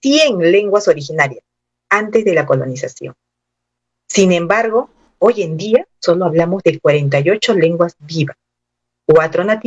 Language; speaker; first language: Spanish; non-native, local second language; Aymara